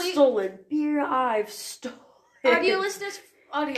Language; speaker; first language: English; native; English